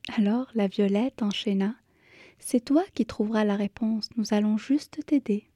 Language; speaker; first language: French; native; French